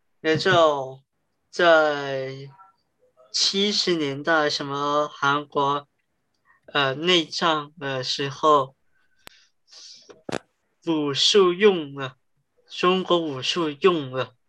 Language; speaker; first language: Chinese; early bilingual, heritage; Chinese